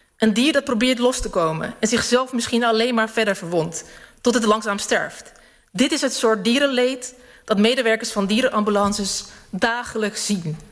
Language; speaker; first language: Dutch; early bilingual, other home language; Serbian